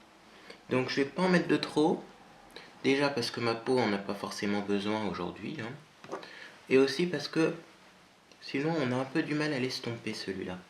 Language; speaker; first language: French; native; French